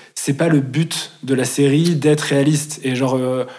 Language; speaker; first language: French; native; French